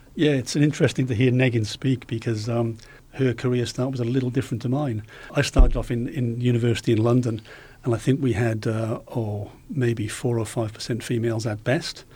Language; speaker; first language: English; native; English